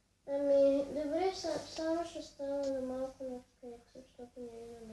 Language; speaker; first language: Bulgarian; native; Bulgarian